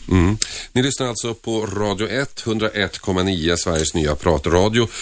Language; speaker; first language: Swedish; early bilingual, other home language; Finnish